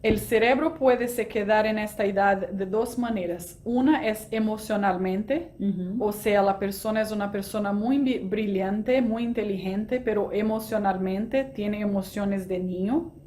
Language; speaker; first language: Spanish; non-native, fluent; Portuguese